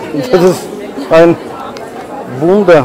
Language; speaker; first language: German; non-native, local second language; Russian